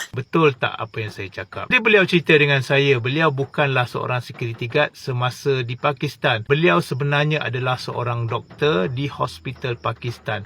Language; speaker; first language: Malay; native; Malay